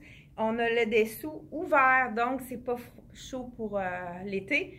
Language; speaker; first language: French; native; French